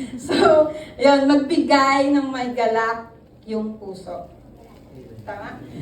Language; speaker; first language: Filipino; non-native, local second language; Hiligaynon